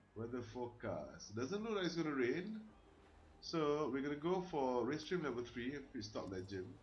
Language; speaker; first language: English; non-native, local second language; Malay